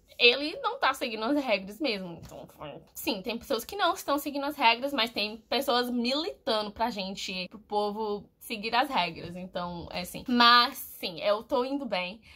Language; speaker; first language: Portuguese; non-native, fluent; English